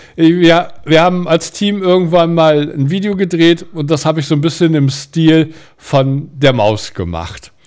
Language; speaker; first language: German; native; German